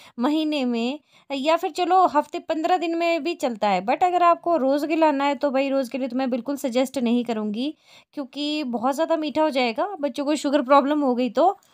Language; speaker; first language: Hindi; native; Hindi